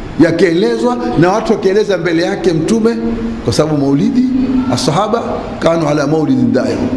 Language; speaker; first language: Swahili; native; Swahili